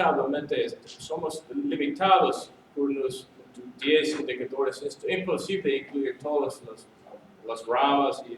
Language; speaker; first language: Spanish; non-native, learner; English